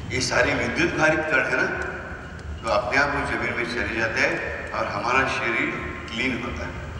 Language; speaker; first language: Hindi; non-native, local second language; Marathi